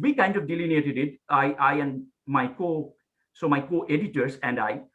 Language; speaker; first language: English; non-native, local second language; Bangla